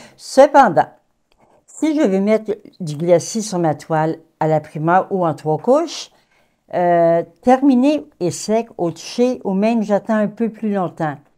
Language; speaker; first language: French; native; French